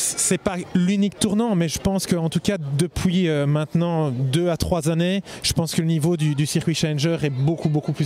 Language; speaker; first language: French; native; French